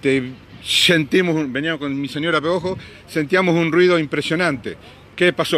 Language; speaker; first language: Spanish; native; Spanish